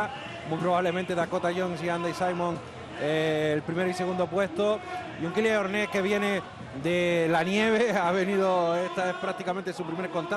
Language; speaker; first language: Spanish; native; Spanish